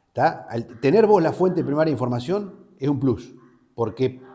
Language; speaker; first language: Spanish; native; Spanish